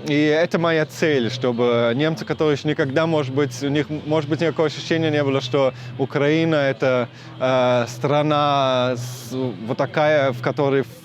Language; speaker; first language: Russian; non-native, fluent; German